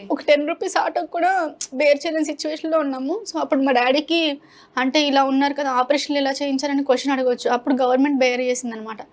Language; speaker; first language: Telugu; non-native, local second language; Hindi